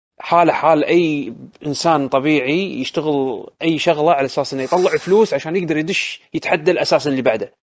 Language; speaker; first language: Arabic; native; Arabic